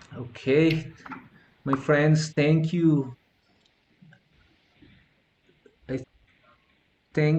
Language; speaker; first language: English; non-native, fluent; Spanish